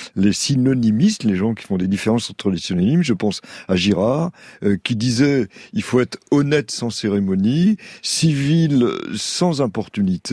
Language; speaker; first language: French; native; French